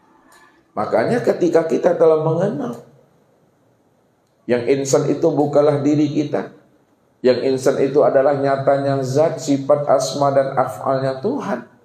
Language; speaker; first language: Indonesian; native; Indonesian